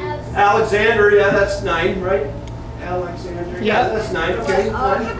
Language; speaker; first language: English; native; English